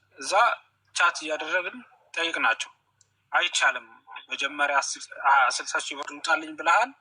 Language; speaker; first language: Amharic; native; Amharic